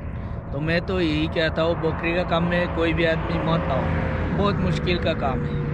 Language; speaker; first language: Hindi; non-native, local second language; Bangla